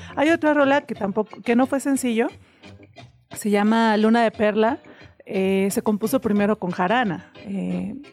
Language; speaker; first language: Spanish; native; Spanish